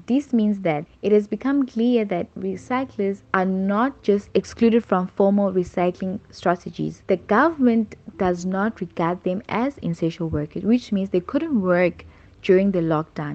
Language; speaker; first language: English; non-native, local second language; Zulu